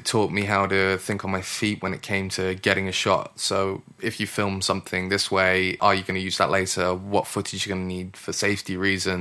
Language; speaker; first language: English; native; English